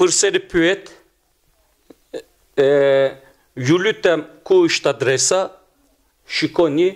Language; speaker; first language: Albanian; non-native, learner; Turkish